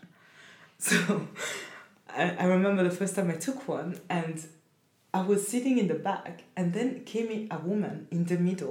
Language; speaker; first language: English; non-native, fluent; Rundi